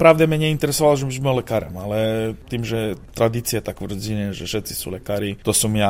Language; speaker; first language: Polish; non-native, learner; Serbian